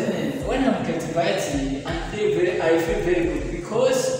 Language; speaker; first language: English; non-native, learner; Rundi